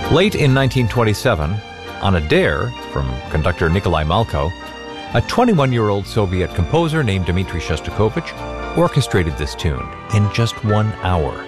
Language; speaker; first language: English; native; English